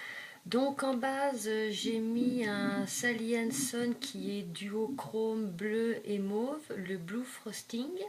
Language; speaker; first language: French; native; French